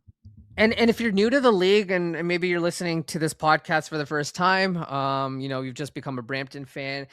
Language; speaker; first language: English; native; English